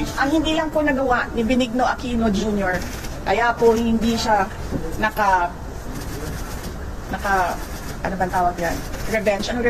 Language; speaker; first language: Filipino; non-native, local second language; Cebuano